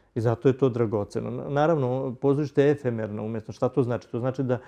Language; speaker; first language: Serbian; native; Serbian